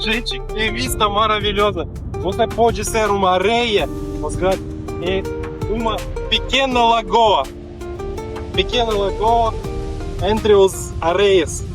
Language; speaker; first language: Portuguese; non-native, learner; Russian